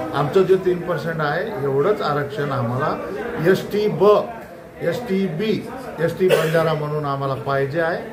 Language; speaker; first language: Marathi; non-native, local second language; Lambadi